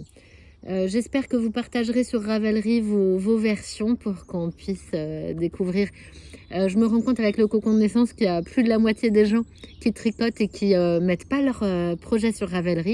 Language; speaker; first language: French; native; French